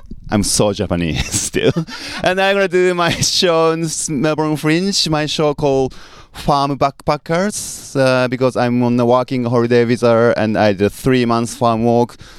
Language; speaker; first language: English; non-native, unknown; Japanese